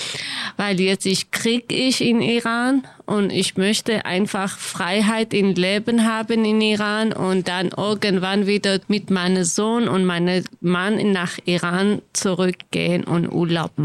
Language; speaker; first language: German; non-native, learner; Kurdish